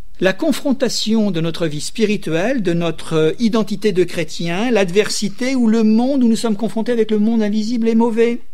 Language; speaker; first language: French; native; French